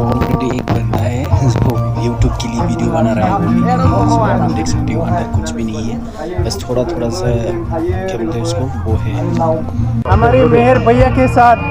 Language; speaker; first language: Hindi; non-native, local second language; Bodo